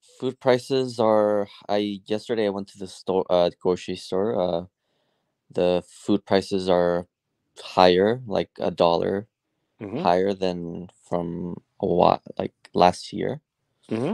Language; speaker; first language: English; native; English